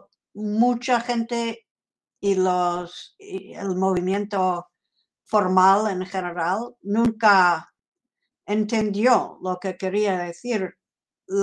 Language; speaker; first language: Spanish; non-native, fluent; English